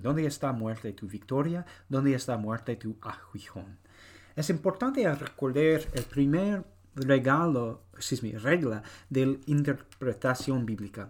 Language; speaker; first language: Spanish; non-native, learner; English